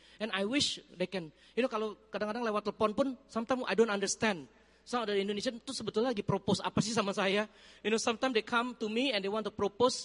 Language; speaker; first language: English; non-native, fluent; Indonesian